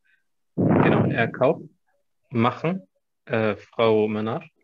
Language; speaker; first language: German; non-native, fluent; Arabic